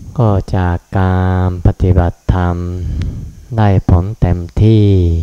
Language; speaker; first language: Thai; non-native, fluent; Japanese